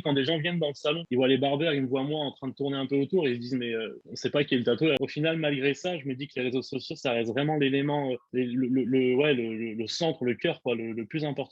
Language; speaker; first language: French; native; French